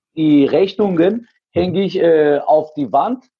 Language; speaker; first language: German; native; German